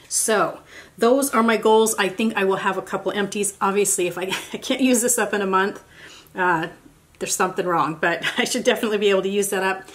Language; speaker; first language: English; native; English